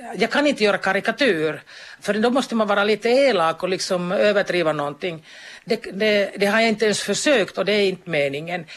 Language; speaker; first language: Swedish; non-native, local second language; Finnish